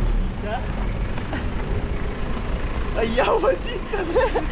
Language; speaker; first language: Russian; non-native, learner; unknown